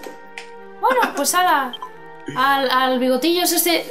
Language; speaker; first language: Spanish; native; Spanish